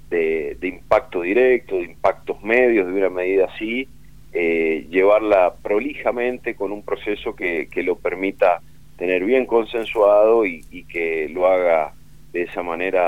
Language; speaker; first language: Spanish; native; Spanish